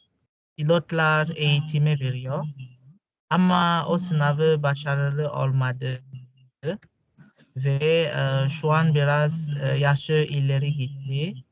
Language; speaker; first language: Turkish; non-native, fluent; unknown